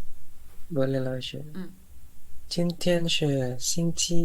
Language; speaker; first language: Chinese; non-native, learner; Indonesian